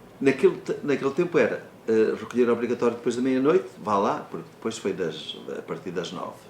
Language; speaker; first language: Portuguese; native; Portuguese